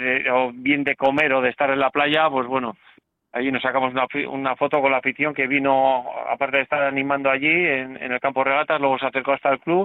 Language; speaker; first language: Spanish; native; Spanish